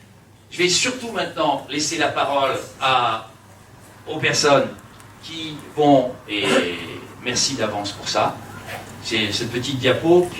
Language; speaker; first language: French; native; French